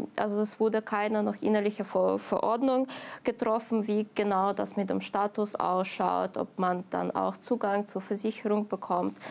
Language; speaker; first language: German; non-native, fluent; Ukrainian